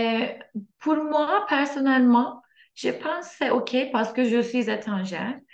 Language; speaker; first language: French; non-native, learner; Turkish